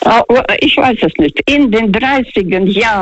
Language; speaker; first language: German; non-native, fluent; Russian